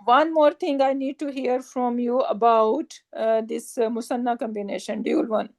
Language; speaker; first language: English; non-native, local second language; Urdu